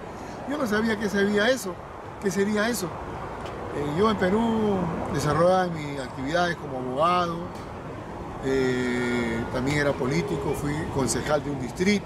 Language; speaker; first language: Spanish; native; Spanish